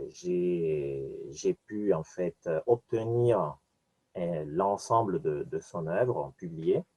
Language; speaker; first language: French; non-native, fluent; Spanish